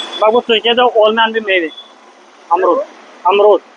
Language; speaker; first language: Turkish; non-native, fluent; Hindi